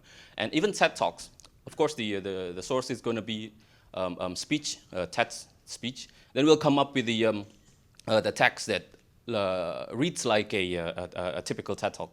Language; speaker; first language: English; non-native, fluent; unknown